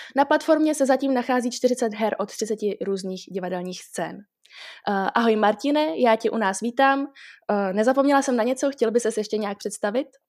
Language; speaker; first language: Czech; native; Czech